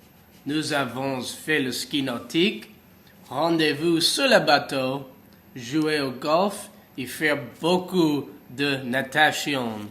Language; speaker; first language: French; non-native, learner; English